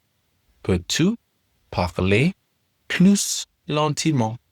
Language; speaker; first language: French; non-native, learner; English